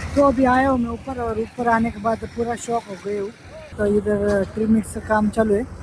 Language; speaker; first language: Hindi; non-native, local second language; Marathi